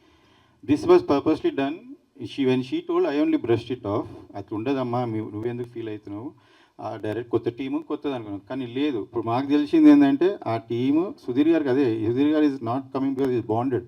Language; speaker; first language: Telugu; native; Telugu